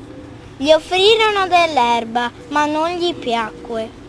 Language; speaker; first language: Italian; native; Italian